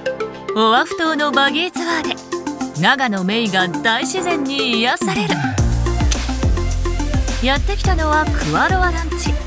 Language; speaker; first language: Japanese; native; Japanese